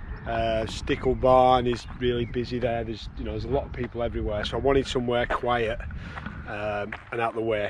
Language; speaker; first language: English; native; English